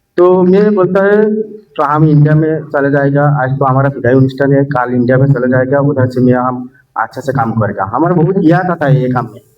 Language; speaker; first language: Hindi; non-native, local second language; Bangla